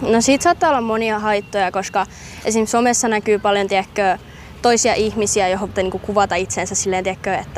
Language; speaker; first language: Finnish; native; Finnish